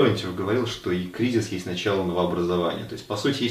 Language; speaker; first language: Russian; native; Russian